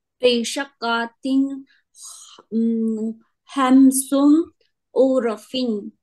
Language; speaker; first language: Arabic; non-native, learner; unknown